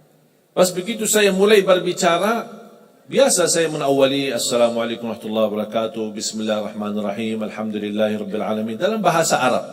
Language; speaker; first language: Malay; non-native, fluent; Arabic